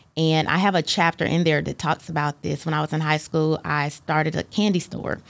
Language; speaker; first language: English; native; English